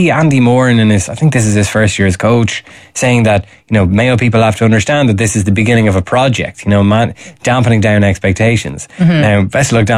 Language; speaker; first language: English; native; English